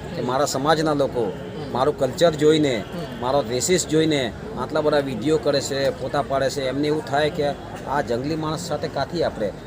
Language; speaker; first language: Gujarati; non-native, local second language; Vasavi